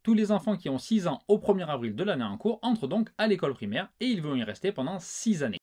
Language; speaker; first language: French; native; French